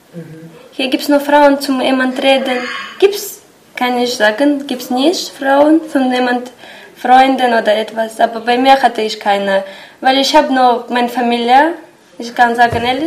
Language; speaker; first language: German; non-native, learner; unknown